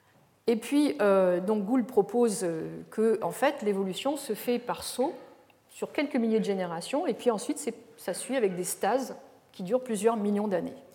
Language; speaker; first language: French; native; French